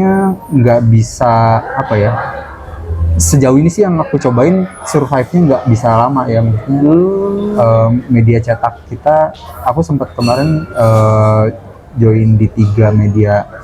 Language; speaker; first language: Indonesian; native; Indonesian